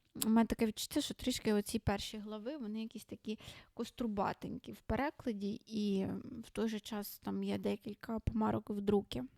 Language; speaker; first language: Ukrainian; non-native, local second language; Russian